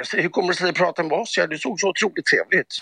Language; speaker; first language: Swedish; native; Swedish